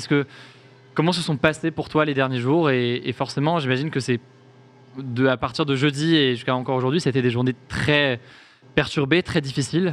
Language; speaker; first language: French; native; French